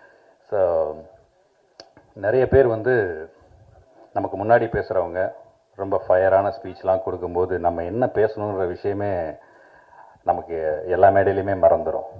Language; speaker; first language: Tamil; native; Tamil